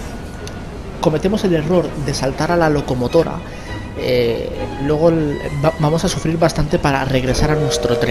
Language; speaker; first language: Spanish; native; Spanish